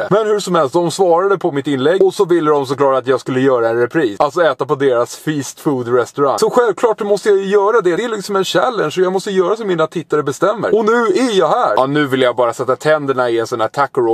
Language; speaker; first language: Swedish; native; Swedish